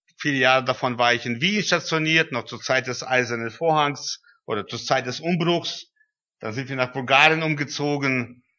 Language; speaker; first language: German; early bilingual, heritage; German